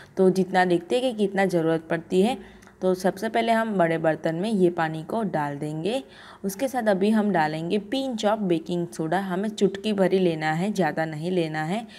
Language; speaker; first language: Hindi; non-native, local second language; Gujarati